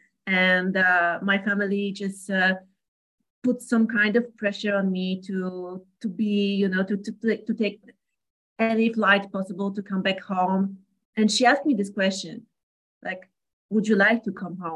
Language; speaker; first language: English; non-native, fluent; Polish